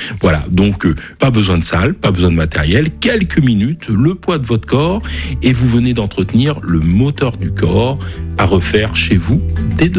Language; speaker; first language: French; native; French